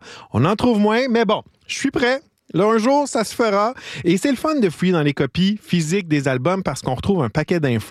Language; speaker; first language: French; native; French